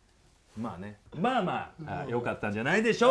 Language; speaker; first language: Japanese; native; Japanese